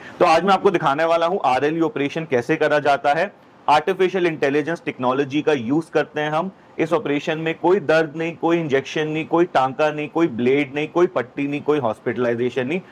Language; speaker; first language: Hindi; native; Hindi